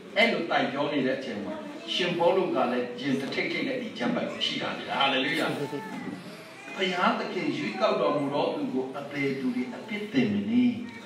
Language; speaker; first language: Burmese; non-native, local second language; Tedim Chin